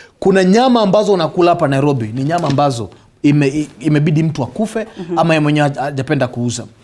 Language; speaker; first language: Swahili; non-native, local second language; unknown